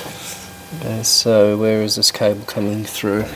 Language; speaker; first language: English; native; English